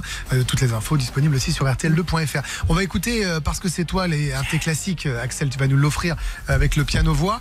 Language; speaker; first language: French; native; French